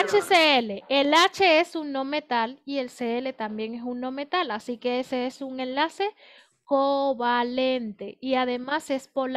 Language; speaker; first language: Spanish; native; Spanish